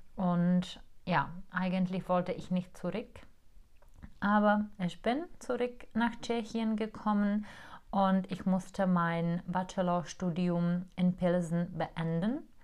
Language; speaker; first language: German; non-native, fluent; Czech